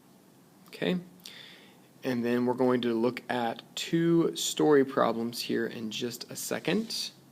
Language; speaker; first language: English; native; English